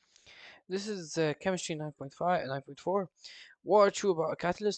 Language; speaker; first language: English; non-native, fluent; Arabic